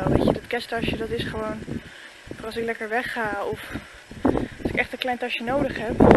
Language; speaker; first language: Dutch; native; Dutch